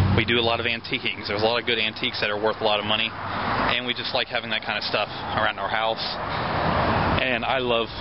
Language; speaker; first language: English; native; English